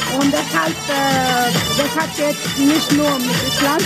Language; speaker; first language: German; non-native, fluent; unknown